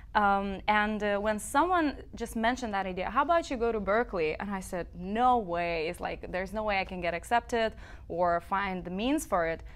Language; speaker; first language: English; non-native, fluent; Lithuanian